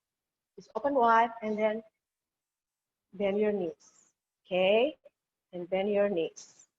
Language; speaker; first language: English; non-native, learner; Indonesian